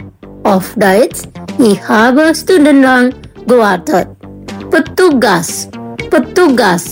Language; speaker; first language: German; non-native, fluent; Indonesian